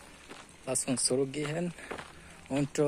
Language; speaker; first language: German; non-native, learner; Bangla